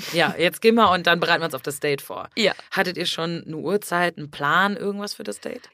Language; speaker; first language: German; native; German